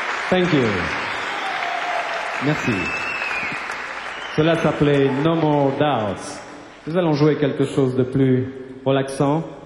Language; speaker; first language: French; native; French